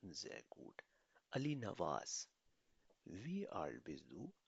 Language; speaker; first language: German; non-native, fluent; Urdu